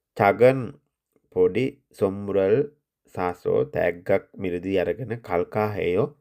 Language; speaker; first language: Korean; non-native, fluent; Sinhala